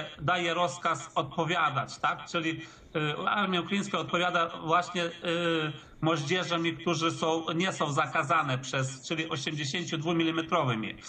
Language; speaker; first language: Polish; early bilingual, heritage; Polish